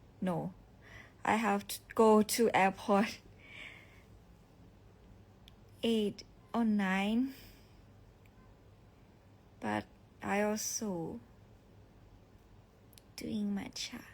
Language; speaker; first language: English; non-native, learner; Thai